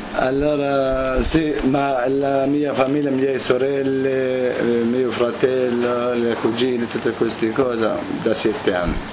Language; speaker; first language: Italian; non-native, learner; Arabic